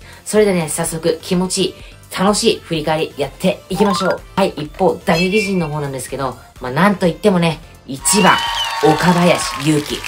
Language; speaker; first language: Japanese; native; Japanese